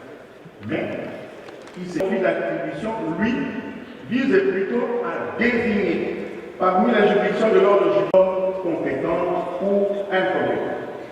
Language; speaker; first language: French; native; French